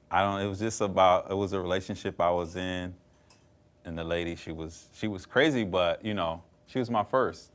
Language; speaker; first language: English; native; English